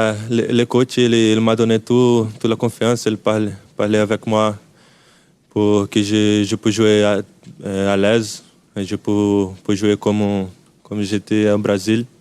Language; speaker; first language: French; non-native, learner; Portuguese